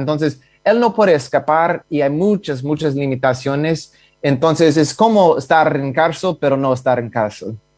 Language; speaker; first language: Spanish; non-native, fluent; English